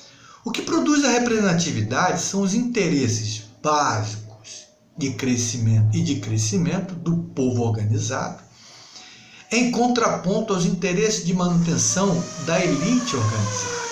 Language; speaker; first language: Portuguese; native; Portuguese